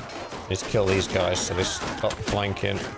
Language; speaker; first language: English; native; English